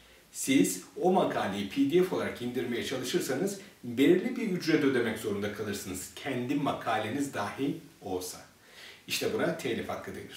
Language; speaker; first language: Turkish; native; Turkish